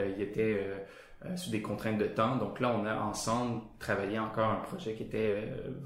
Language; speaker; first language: French; native; French